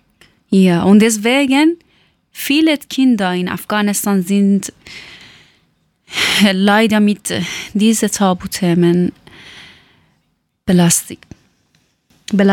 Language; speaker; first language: German; non-native, learner; Persian